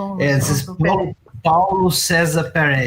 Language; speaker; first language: English; non-native, learner; Portuguese